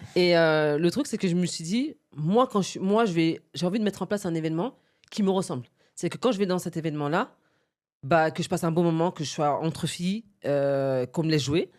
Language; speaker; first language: French; early bilingual, other home language; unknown